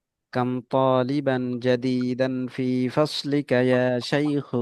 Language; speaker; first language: Arabic; non-native, fluent; Bangla